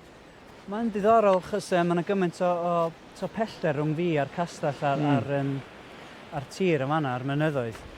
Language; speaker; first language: Welsh; native; Welsh